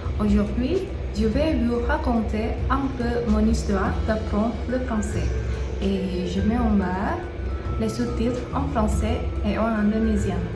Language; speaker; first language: French; non-native, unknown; Indonesian